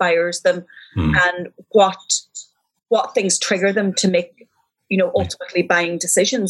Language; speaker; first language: English; native; English